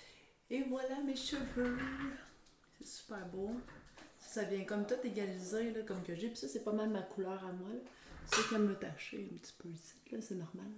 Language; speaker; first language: French; native; French